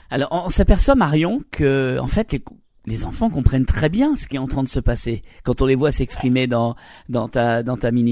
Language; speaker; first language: French; native; French